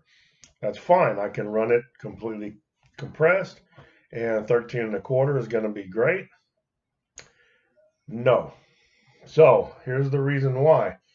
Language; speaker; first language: English; native; English